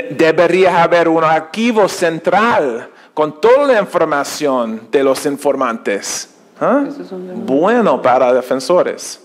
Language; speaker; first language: Spanish; non-native, learner; English